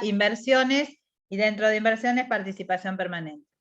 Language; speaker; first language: Spanish; native; Spanish